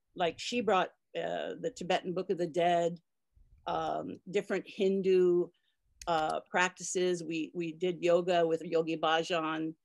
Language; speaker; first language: English; native; English